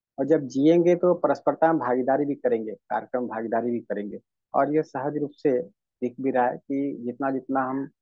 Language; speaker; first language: Hindi; native; Hindi